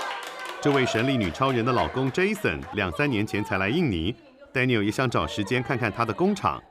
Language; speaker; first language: Chinese; native; Chinese